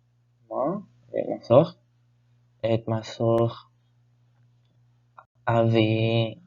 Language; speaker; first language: French; non-native, learner; Spanish